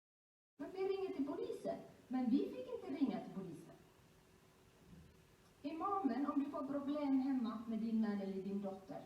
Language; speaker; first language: Swedish; non-native, fluent; Somali